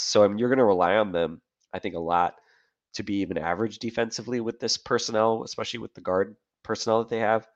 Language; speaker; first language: English; native; English